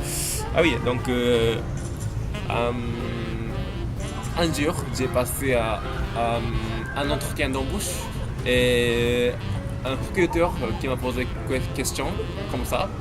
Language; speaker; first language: French; non-native, learner; Japanese